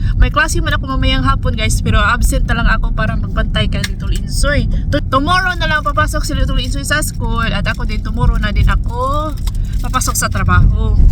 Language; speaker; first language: Filipino; non-native, local second language; Cebuano